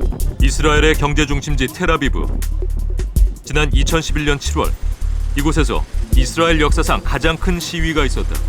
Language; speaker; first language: Korean; native; Korean